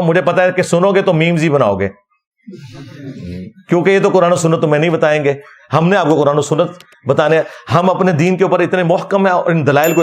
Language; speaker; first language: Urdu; non-native, local second language; Punjabi